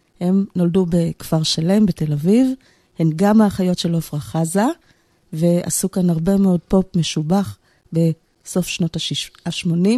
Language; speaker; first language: Hebrew; native; Hebrew